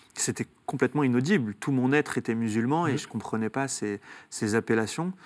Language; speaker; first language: French; native; French